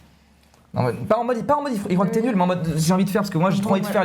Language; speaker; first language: French; native; French